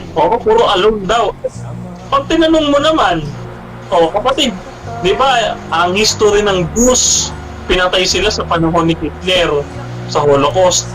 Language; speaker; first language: Filipino; native; Filipino